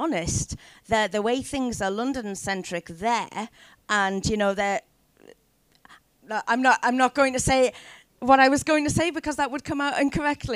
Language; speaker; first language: English; native; English